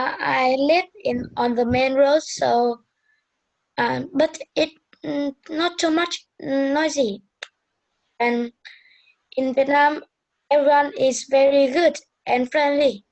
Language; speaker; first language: English; non-native, learner; Vietnamese